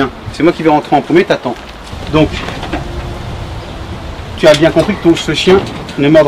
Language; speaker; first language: French; native; French